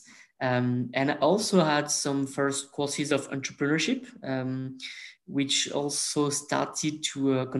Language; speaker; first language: English; non-native, fluent; French